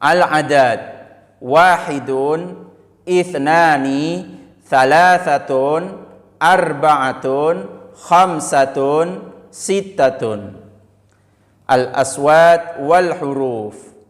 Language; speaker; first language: Arabic; non-native, fluent; Indonesian